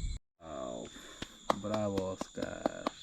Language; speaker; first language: English; non-native, learner; Spanish